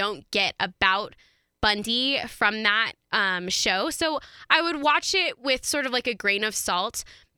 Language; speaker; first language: English; native; English